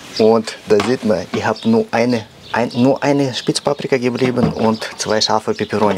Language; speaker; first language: German; non-native, learner; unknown